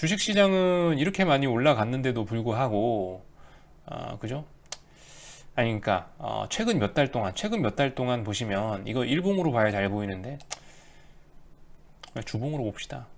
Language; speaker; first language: Korean; native; Korean